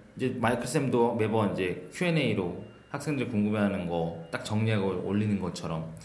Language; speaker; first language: Korean; native; Korean